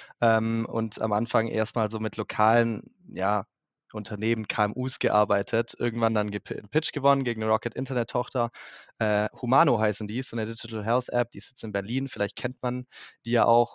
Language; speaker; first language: German; native; German